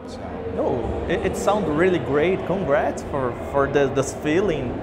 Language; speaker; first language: English; non-native, learner; Portuguese